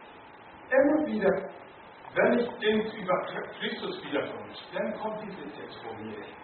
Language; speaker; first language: German; non-native, learner; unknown